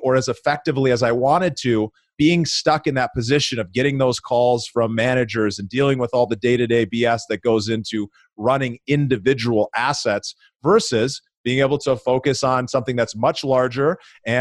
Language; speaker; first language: English; native; English